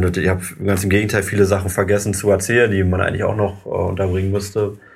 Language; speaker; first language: German; native; German